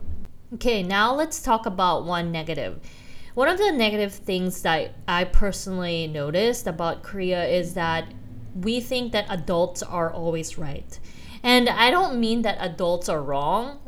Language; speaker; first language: English; non-native, local second language; Korean